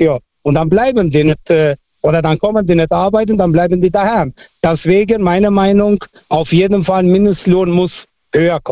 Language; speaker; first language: German; non-native, fluent; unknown